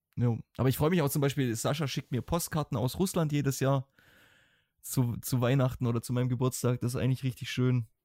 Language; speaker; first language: German; native; German